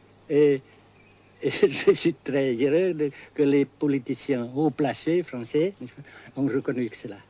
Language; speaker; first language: French; non-native, local second language; Vietnamese